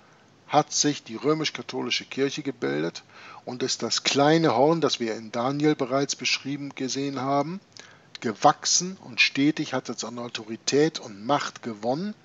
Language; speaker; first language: German; native; German